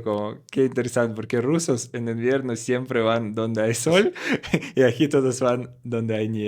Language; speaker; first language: Spanish; non-native, learner; Russian